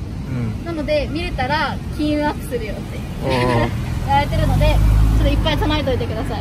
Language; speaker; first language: Japanese; native; Japanese